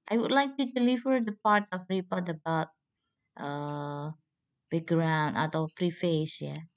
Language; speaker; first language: English; non-native, fluent; Indonesian